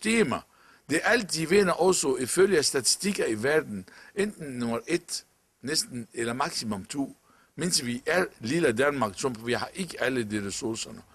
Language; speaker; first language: Danish; non-native, local second language; Arabic